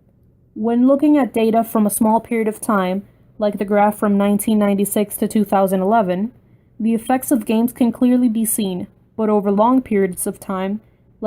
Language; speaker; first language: English; native; English